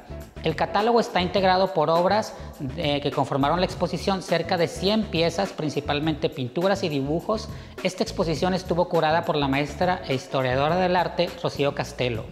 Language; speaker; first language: Spanish; native; Spanish